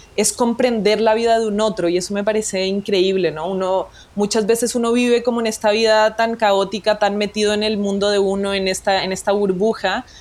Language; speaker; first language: Spanish; native; Spanish